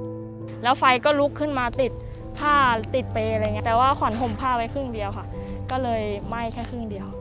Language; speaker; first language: Thai; native; Thai